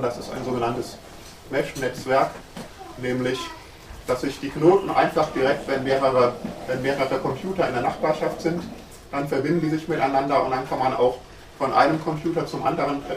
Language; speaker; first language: German; native; German